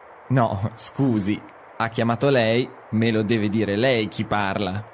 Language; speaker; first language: Italian; native; Italian